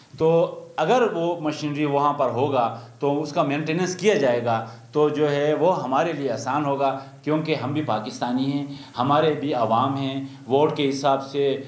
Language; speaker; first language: Urdu; non-native, local second language; Khowar